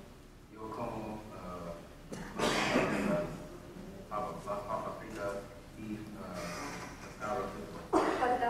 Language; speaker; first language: Spanish; non-native, learner; English